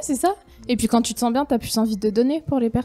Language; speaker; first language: French; native; French